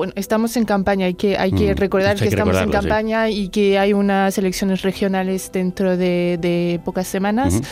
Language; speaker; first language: Spanish; non-native, fluent; French